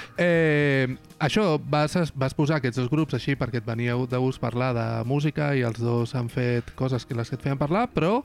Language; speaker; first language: Catalan; non-native, local second language; Spanish